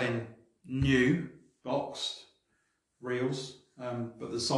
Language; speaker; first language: English; native; English